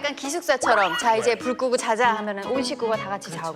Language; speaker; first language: Korean; native; Korean